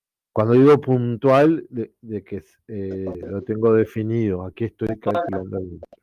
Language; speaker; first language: Spanish; native; Spanish